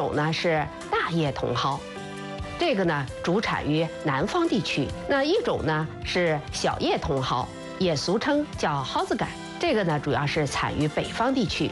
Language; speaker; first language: Chinese; native; Chinese